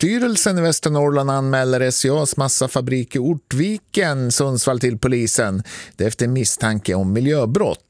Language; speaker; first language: Swedish; native; Swedish